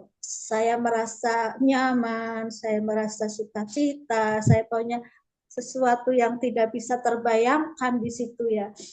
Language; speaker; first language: Indonesian; native; Indonesian